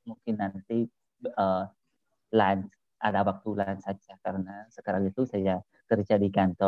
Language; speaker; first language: Indonesian; non-native, learner; Khmer